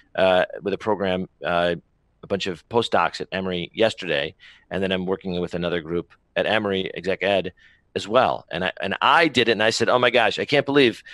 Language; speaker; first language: English; native; English